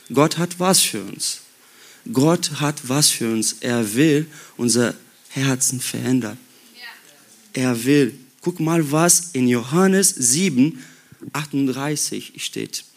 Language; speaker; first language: German; non-native, learner; Portuguese